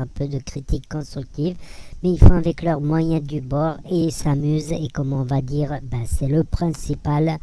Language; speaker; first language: French; native; French